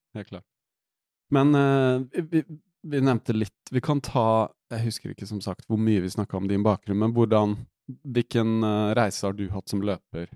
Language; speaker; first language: Norwegian; native; Norwegian